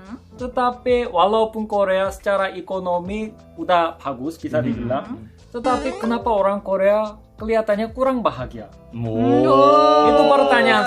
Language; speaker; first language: Indonesian; non-native, fluent; Korean